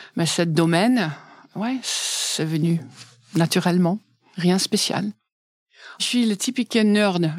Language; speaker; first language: French; non-native, fluent; Dutch